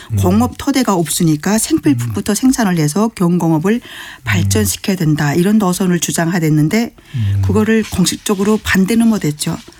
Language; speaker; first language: Korean; native; Korean